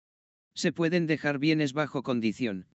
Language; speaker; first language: Spanish; native; Spanish